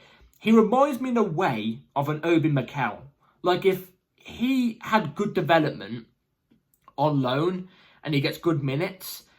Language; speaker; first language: English; native; English